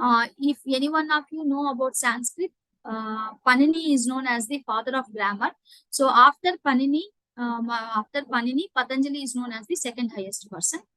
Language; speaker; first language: English; non-native, local second language; Telugu